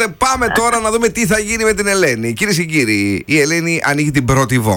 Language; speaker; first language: Greek; native; Greek